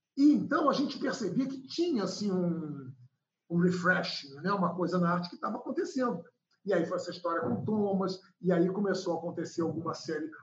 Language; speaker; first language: Portuguese; native; Portuguese